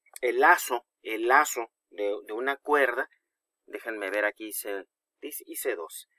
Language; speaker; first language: Spanish; native; Spanish